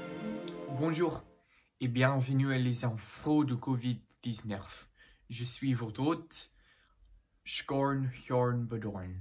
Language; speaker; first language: French; non-native, learner; English